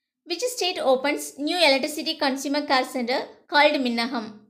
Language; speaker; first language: English; non-native, local second language; Tamil